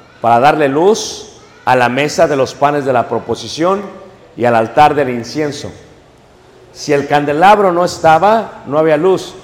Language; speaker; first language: Spanish; native; Spanish